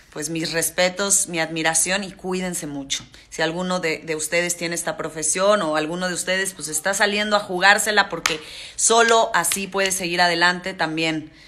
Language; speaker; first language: Spanish; native; Spanish